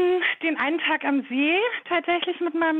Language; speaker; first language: German; native; German